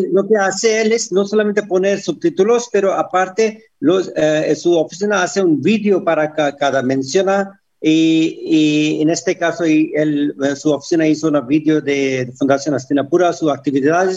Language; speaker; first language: Spanish; non-native, fluent; Hindi